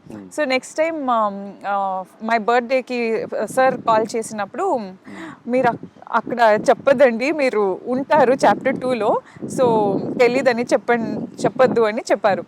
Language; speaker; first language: Telugu; non-native, learner; Kannada